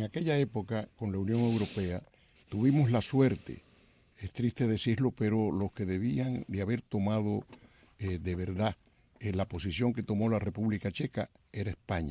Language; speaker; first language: Spanish; native; Spanish